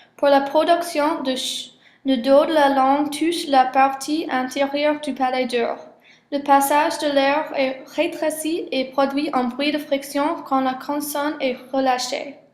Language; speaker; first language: French; non-native, learner; English